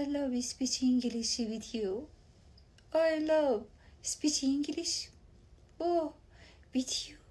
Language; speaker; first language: English; non-native, learner; Persian